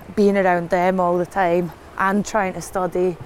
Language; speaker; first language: English; native; English